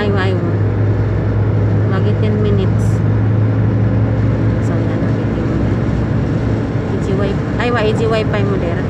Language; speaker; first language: Arabic; non-native, learner; Filipino